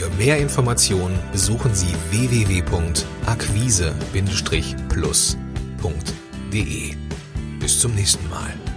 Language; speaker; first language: German; native; German